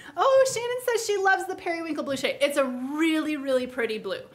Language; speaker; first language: English; native; English